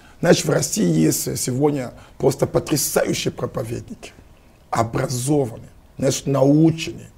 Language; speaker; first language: Russian; non-native, fluent; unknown